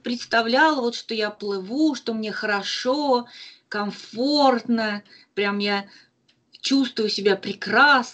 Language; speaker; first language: Russian; native; Russian